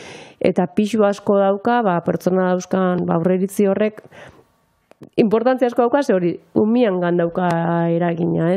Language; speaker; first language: Basque; native; Basque